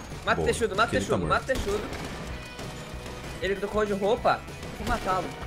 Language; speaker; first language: Portuguese; native; Portuguese